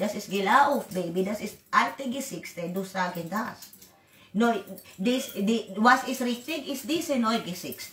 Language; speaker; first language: German; non-native, learner; Waray